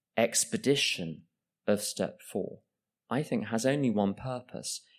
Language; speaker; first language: English; native; English